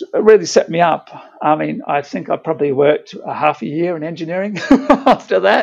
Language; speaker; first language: English; native; English